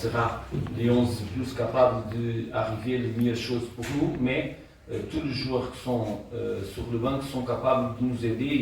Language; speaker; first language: French; non-native, learner; Portuguese